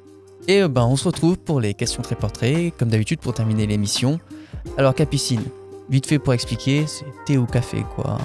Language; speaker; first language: French; native; French